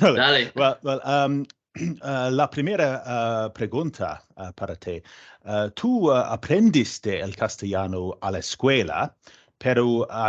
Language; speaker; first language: Spanish; non-native, learner; English